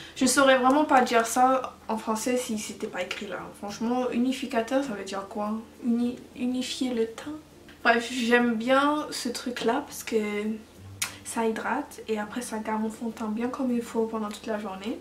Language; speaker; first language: French; early bilingual, heritage; French